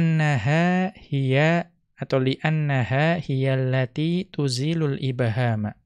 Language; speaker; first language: Arabic; non-native, fluent; Indonesian